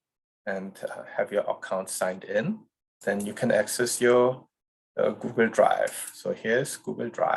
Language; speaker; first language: English; non-native, fluent; Korean